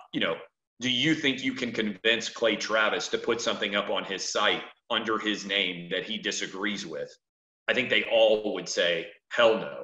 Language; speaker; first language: English; native; English